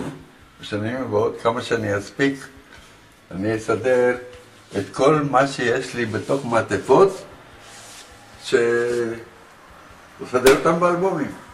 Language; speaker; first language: Hebrew; early bilingual, other home language; Romanian